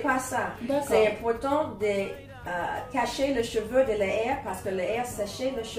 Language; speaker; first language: French; non-native, learner; English